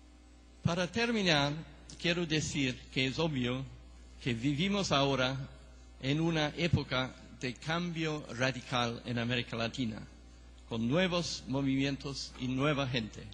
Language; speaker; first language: Spanish; non-native, fluent; English